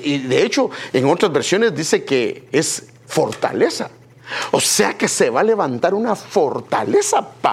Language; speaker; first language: Spanish; native; Spanish